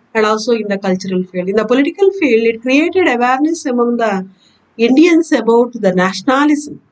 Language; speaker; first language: English; non-native, local second language; Kannada